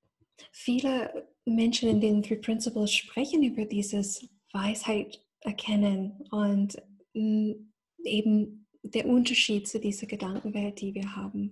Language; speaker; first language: German; non-native, fluent; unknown